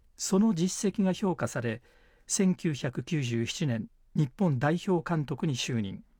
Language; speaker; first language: Japanese; native; Japanese